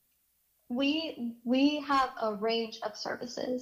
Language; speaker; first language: English; native; English